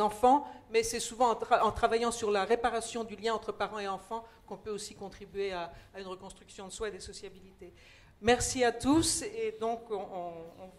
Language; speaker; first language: French; native; French